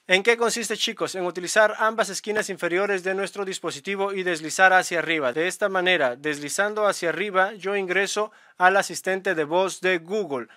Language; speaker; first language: Spanish; native; Spanish